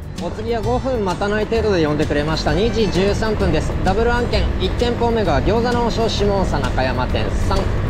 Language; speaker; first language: Japanese; native; Japanese